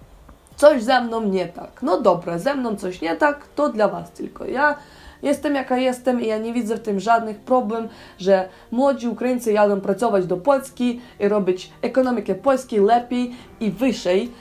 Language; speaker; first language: Polish; non-native, learner; Ukrainian